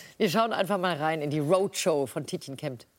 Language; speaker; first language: German; native; German